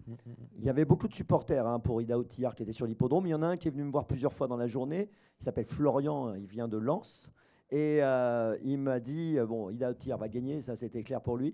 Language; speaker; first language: French; native; French